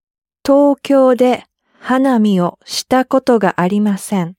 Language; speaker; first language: Japanese; non-native, learner; English